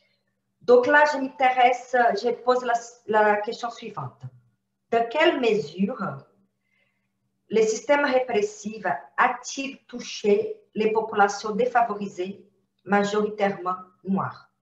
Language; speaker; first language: French; non-native, fluent; Portuguese